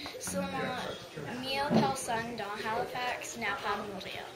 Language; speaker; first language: French; non-native, learner; English